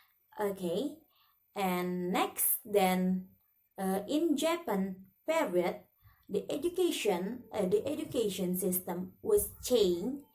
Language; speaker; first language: English; non-native, learner; Indonesian